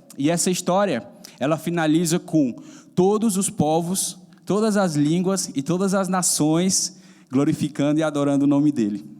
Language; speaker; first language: Portuguese; native; Portuguese